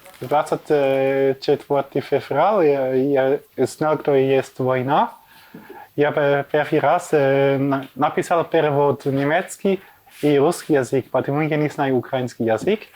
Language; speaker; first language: Russian; non-native, learner; German